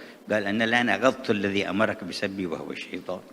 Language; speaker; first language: Arabic; native; Arabic